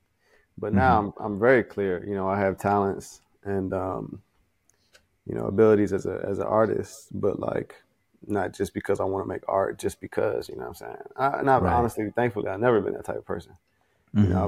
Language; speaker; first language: English; native; English